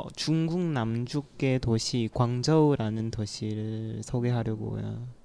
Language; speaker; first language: Korean; non-native, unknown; Chinese